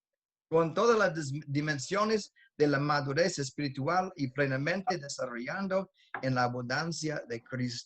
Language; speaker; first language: Spanish; non-native, fluent; English